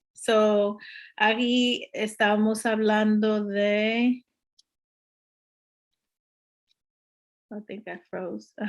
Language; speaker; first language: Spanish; non-native, learner; English